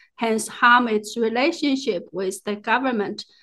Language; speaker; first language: English; non-native, fluent; Chinese